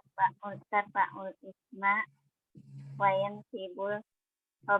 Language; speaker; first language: Arabic; non-native, learner; Indonesian